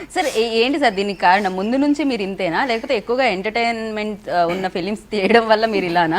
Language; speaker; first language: Telugu; native; Telugu